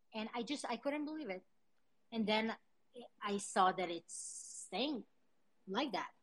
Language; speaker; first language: English; early bilingual, other home language; Hebrew